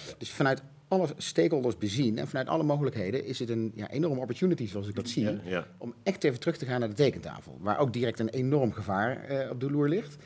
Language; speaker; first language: Dutch; native; Dutch